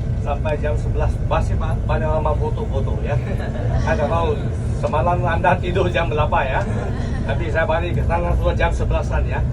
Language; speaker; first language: Malay; non-native, local second language; Chinese